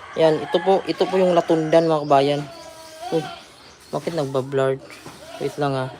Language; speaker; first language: Filipino; non-native, local second language; Cebuano